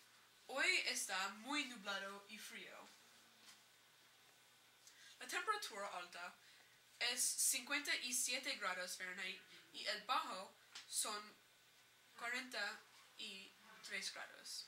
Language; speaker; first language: Spanish; non-native, learner; English